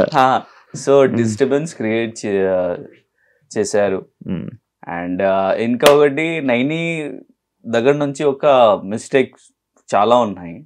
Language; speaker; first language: Telugu; non-native, local second language; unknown